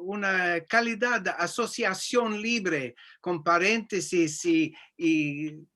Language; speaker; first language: Spanish; non-native, fluent; English